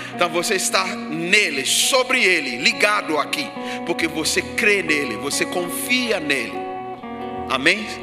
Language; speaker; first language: Portuguese; non-native, fluent; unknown